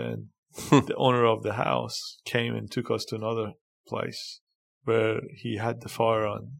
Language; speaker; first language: English; non-native, fluent; Persian